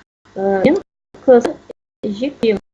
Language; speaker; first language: Kazakh; non-native, learner; Russian